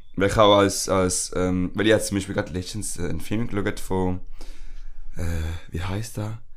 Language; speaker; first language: German; non-native, fluent; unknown